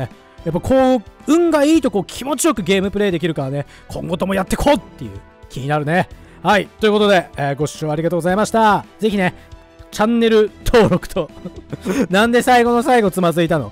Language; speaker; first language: Japanese; native; Japanese